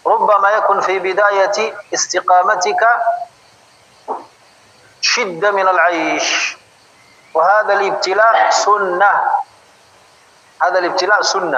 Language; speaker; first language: Arabic; non-native, fluent; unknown